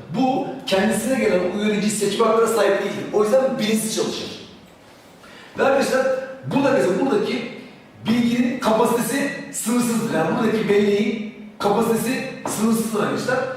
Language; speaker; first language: Turkish; native; Turkish